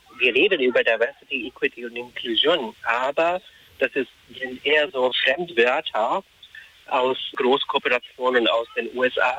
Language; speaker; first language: German; non-native, fluent; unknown